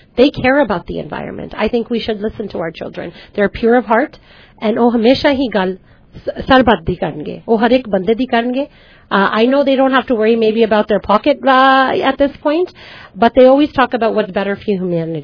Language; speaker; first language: English; early bilingual, other home language; Punjabi